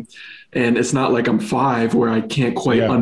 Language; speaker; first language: English; native; English